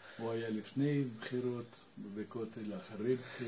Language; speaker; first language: Hebrew; non-native, fluent; Russian